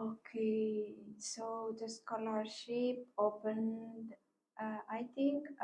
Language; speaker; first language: English; non-native, learner; Malagasy